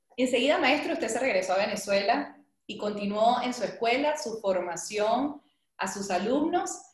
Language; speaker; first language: Spanish; native; Spanish